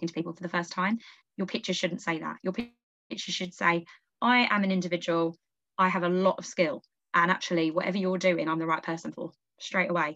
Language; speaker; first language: English; native; English